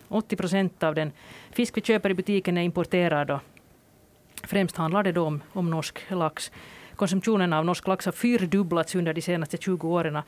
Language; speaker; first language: Swedish; native; Swedish